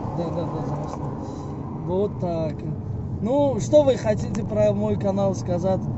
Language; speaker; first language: Russian; non-native, local second language; Tajik